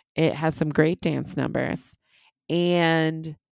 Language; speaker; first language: English; native; English